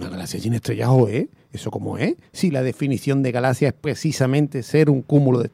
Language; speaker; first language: Spanish; native; Spanish